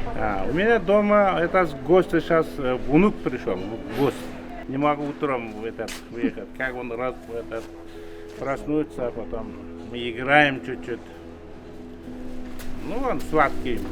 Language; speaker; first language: Russian; non-native, local second language; Kyrgyz